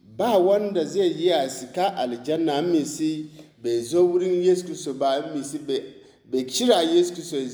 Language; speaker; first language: Hausa; non-native, local second language; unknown